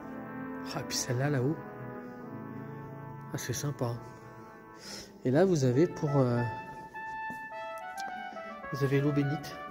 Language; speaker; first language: French; native; French